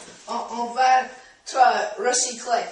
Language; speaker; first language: French; non-native, learner; English